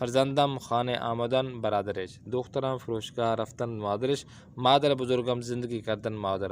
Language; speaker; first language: Persian; non-native, fluent; Urdu